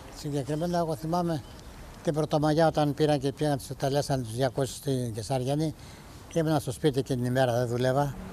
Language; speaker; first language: Greek; early bilingual, heritage; Greek